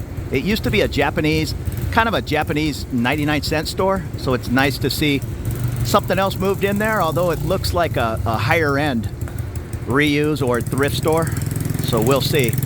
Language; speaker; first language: English; native; English